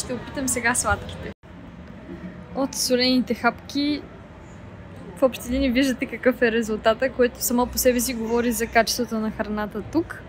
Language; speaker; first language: Bulgarian; native; Bulgarian